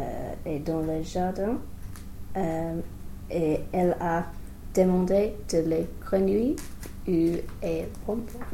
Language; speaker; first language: French; non-native, learner; English